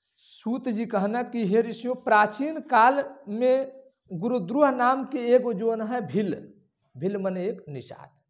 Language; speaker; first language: Hindi; native; Hindi